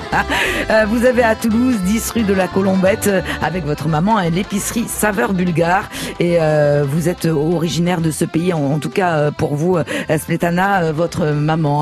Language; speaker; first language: French; native; French